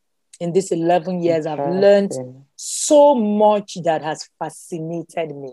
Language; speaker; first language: English; non-native, local second language; Igbo